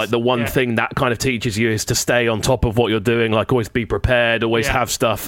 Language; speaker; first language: English; native; English